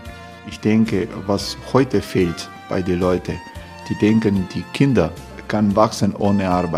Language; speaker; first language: German; non-native, learner; Croatian